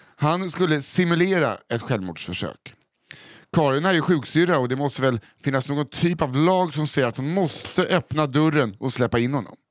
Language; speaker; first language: Swedish; native; Swedish